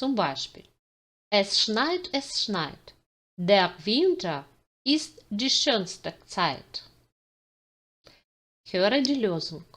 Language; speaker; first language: German; non-native, fluent; Ukrainian